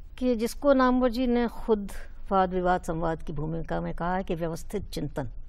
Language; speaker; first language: Hindi; native; Hindi